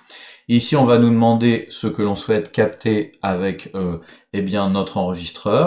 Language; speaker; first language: French; native; French